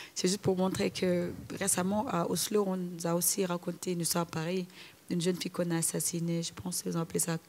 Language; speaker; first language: French; non-native, local second language; Wolof